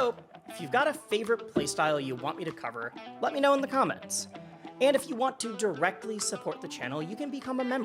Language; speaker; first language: English; native; English